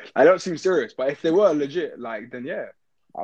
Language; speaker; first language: English; native; English